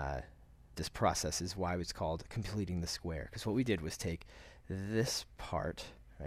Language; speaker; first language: English; native; English